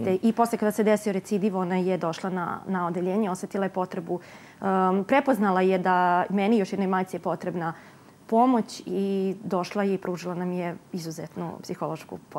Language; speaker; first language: Serbian; native; Serbian